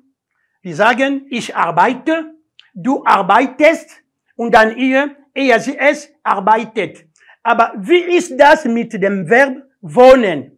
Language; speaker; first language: German; non-native, learner; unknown